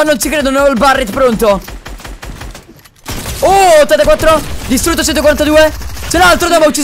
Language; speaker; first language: Italian; native; Italian